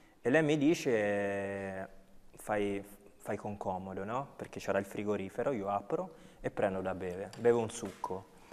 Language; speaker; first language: Italian; early bilingual, other home language; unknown